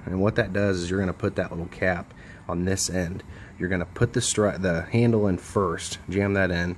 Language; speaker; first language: English; native; English